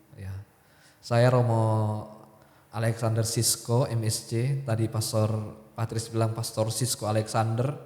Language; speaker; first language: Indonesian; non-native, local second language; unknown